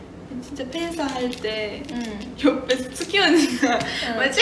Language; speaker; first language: Korean; non-native, fluent; Japanese